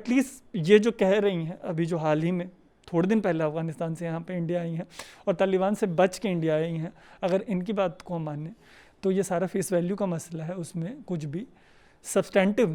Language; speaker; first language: Hindi; native; Hindi